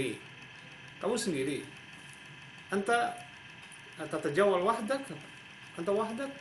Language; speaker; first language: Arabic; non-native, learner; Javanese